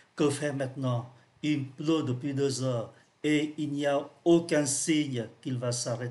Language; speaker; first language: French; non-native, fluent; Vietnamese